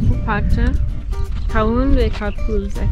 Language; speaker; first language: Turkish; non-native, learner; English